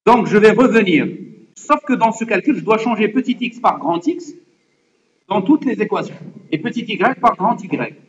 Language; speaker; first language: French; non-native, local second language; Arabic